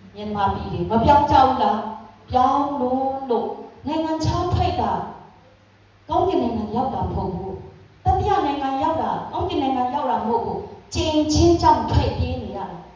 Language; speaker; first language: Burmese; non-native, local second language; Kachin